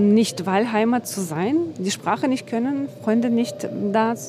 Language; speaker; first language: German; non-native, fluent; Russian